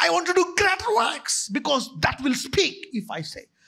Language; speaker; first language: English; non-native, local second language; Telugu